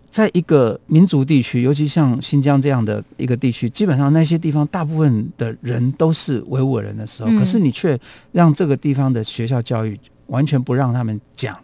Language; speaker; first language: Chinese; non-native, local second language; Hakka Chinese